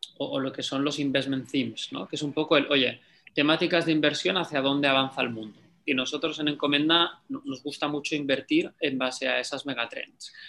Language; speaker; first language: Spanish; native; Spanish